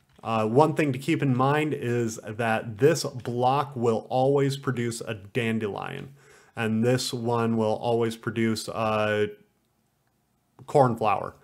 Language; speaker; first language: English; native; English